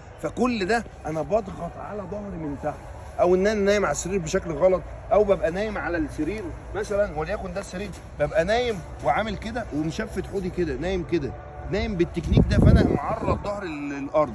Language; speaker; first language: Arabic; native; Arabic